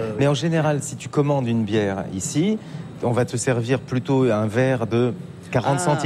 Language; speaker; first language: French; native; French